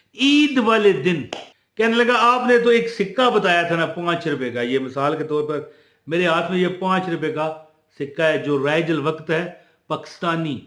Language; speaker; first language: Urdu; non-native, local second language; Punjabi